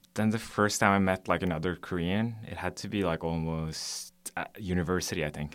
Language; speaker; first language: English; non-native, fluent; Norwegian